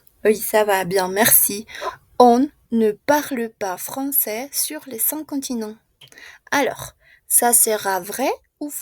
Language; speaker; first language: French; non-native, fluent; Spanish